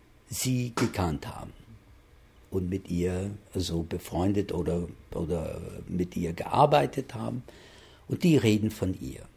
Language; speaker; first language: German; non-native, fluent; English